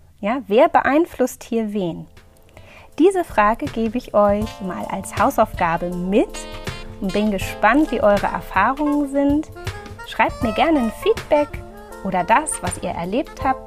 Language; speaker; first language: German; native; German